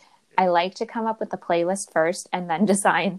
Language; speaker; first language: English; native; English